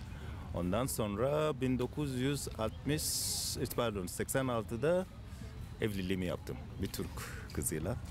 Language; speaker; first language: Turkish; non-native, fluent; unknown